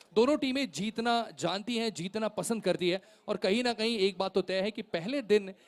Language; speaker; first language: Hindi; non-native, local second language; Marathi